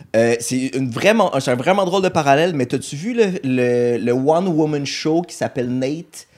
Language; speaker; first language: French; native; French